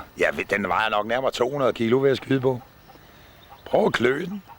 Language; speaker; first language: Danish; native; Danish